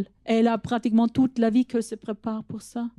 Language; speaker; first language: French; non-native, fluent; German